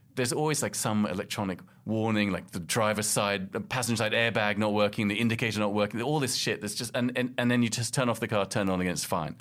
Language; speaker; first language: English; native; English